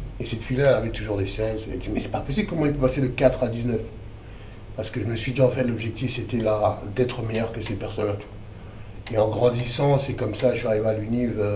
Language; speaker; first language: French; early bilingual, other home language; Lingala